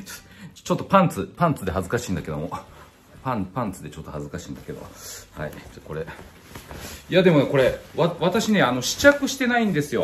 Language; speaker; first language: Japanese; native; Japanese